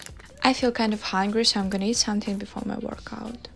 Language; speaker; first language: English; non-native, fluent; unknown